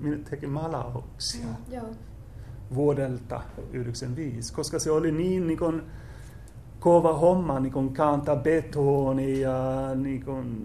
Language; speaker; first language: Finnish; non-native, learner; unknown